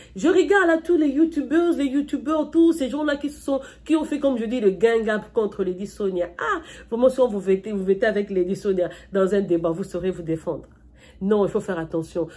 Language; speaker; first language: French; non-native, local second language; Lingala